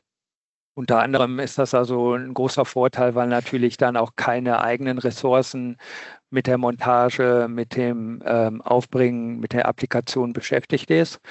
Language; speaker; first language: German; native; German